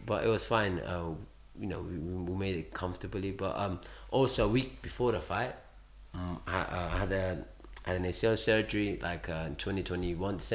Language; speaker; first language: English; early bilingual, other home language; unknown